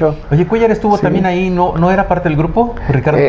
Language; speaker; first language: Spanish; native; Spanish